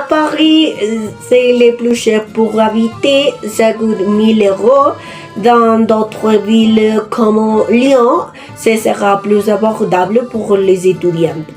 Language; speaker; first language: French; non-native, learner; Spanish